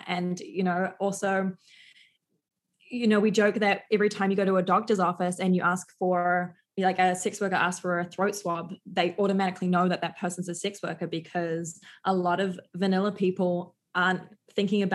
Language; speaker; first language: English; native; English